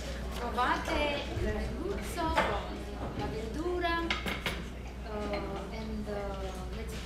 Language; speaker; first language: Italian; native; Italian